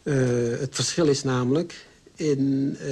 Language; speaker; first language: Dutch; early bilingual, other home language; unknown